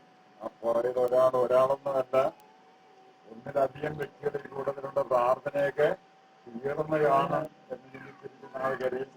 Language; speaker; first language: Malayalam; native; Malayalam